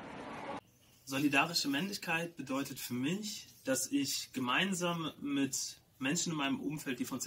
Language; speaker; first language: German; native; German